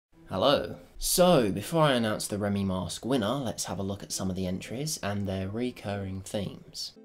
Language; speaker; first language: English; native; English